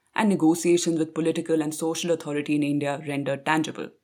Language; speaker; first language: English; non-native, local second language; Punjabi